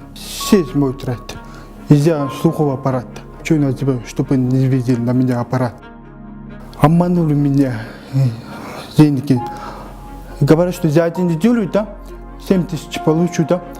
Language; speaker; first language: Russian; non-native, local second language; Kyrgyz